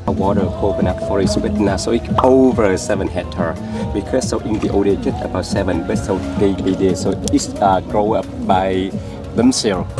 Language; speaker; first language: English; non-native, learner; Vietnamese